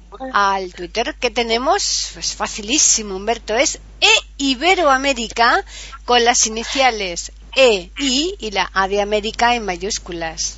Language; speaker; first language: Spanish; native; Spanish